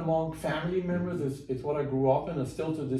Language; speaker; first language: English; non-native, fluent; Persian